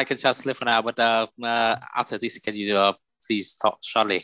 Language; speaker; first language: English; non-native, learner; Vietnamese